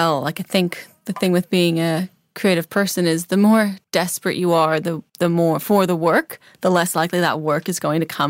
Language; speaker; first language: English; native; English